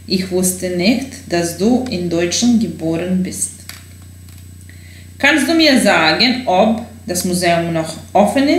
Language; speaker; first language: German; non-native, fluent; Serbian